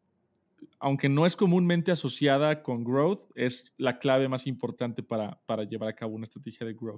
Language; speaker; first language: Spanish; native; Spanish